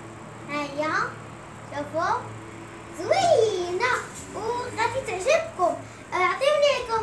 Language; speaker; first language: French; non-native, local second language; Arabic